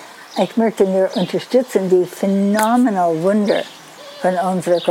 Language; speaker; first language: German; non-native, fluent; English